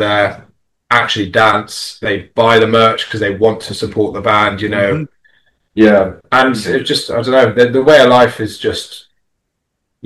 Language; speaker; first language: English; native; English